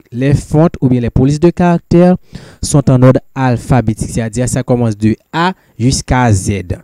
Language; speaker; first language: French; non-native, local second language; Haitian Creole